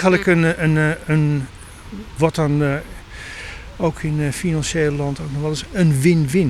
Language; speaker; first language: Dutch; native; Dutch